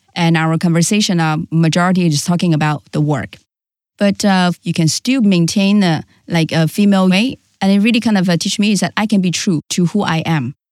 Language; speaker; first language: English; non-native, fluent; Chinese